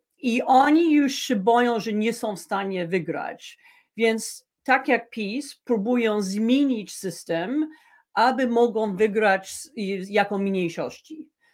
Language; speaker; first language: Polish; non-native, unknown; English